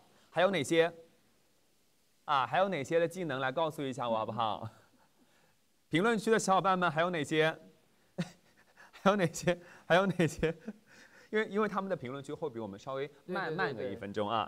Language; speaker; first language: Chinese; native; Chinese